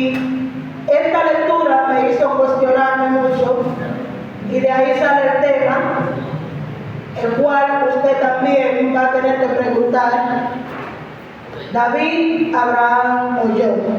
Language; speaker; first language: Spanish; native; Spanish